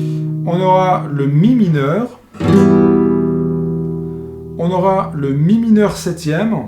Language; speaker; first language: French; native; French